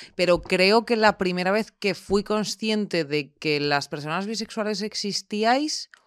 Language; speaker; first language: Spanish; native; Spanish